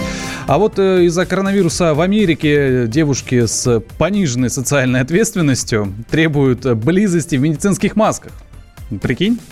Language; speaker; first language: Russian; native; Russian